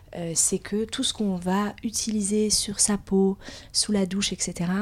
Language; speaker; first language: French; native; French